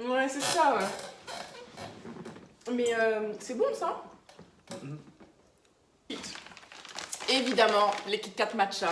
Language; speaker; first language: French; native; French